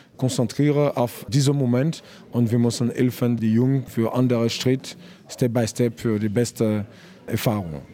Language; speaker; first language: German; non-native, learner; French